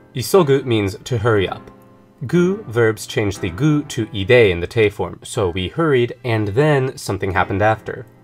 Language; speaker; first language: English; native; English